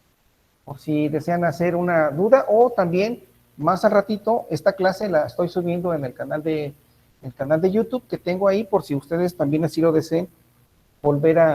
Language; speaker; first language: Spanish; native; Spanish